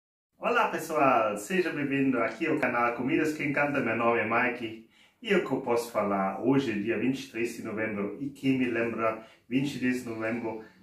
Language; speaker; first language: Portuguese; non-native, fluent; German